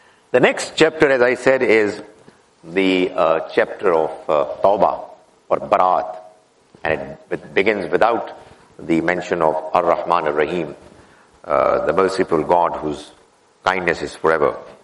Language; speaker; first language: English; non-native, local second language; Urdu